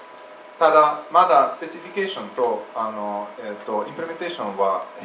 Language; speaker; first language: Japanese; non-native, fluent; English